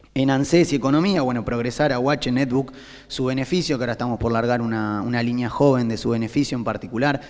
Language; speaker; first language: Spanish; native; Spanish